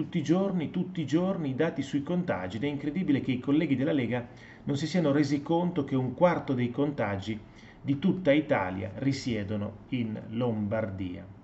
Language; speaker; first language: Italian; native; Italian